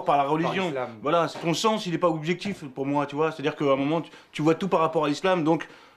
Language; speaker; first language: French; early bilingual, other home language; Arabic